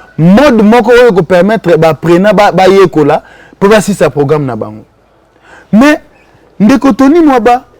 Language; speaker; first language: Lingala; non-native, local second language; Kongo